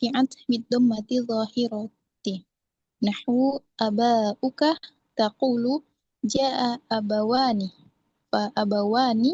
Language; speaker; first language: Arabic; non-native, learner; Indonesian